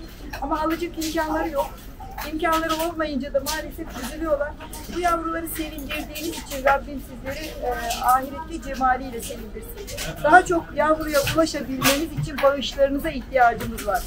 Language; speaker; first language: Turkish; native; Turkish